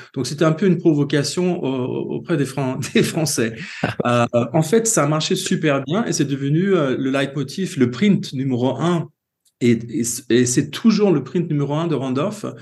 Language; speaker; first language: French; non-native, fluent; Swedish